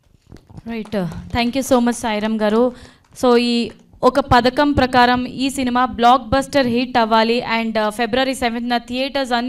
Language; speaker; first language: Telugu; native; Telugu